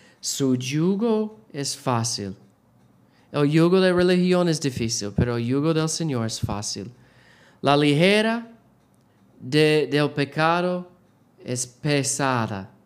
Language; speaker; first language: Spanish; non-native, learner; English